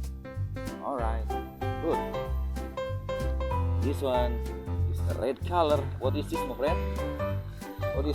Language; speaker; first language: English; non-native, learner; Indonesian